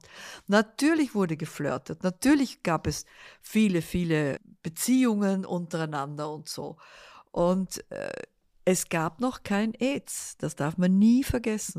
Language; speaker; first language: German; early bilingual, other home language; Dutch